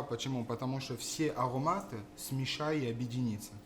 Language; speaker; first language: Russian; non-native, fluent; French